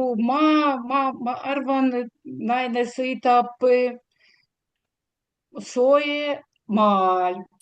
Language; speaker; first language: Estonian; non-native, learner; Russian